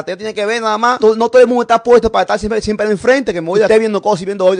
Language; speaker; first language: Spanish; native; Spanish